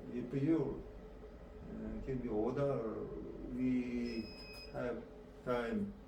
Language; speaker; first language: English; non-native, learner; Korean